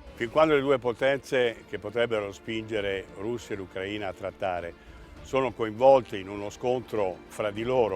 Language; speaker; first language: Italian; native; Italian